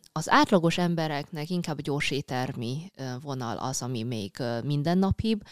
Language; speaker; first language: Hungarian; early bilingual, other home language; Chinese